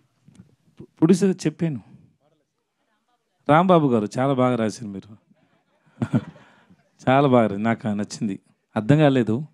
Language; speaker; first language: Telugu; non-native, learner; Tamil